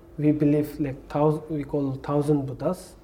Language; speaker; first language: English; non-native, learner; Tibetan